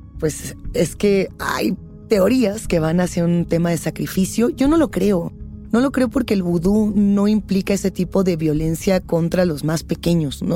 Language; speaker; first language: Spanish; native; Spanish